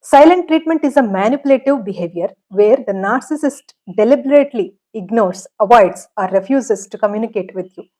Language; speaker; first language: English; non-native, local second language; Kannada